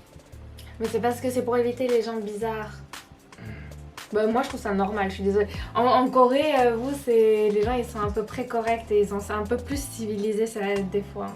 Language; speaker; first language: French; native; French